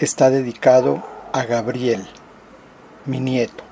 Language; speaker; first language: Spanish; native; Spanish